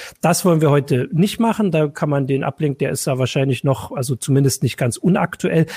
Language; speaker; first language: German; native; German